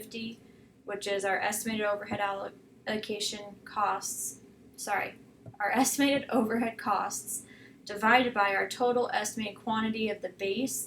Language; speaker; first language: English; native; English